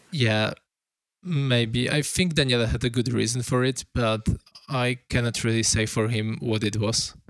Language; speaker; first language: English; non-native, fluent; Polish